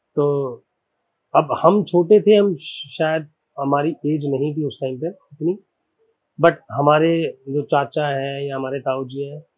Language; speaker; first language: Hindi; native; Hindi